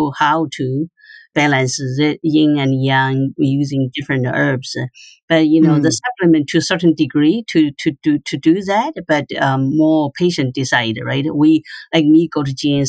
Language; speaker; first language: English; non-native, fluent; Chinese